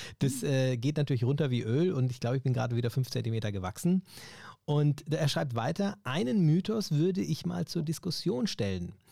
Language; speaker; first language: German; native; German